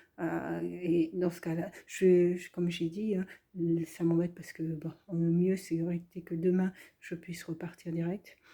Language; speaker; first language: French; early bilingual, other home language; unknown